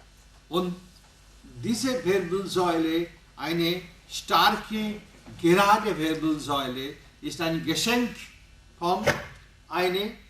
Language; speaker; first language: German; non-native, learner; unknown